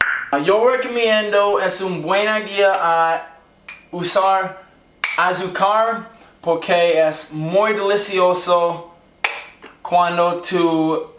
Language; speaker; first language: Spanish; non-native, learner; English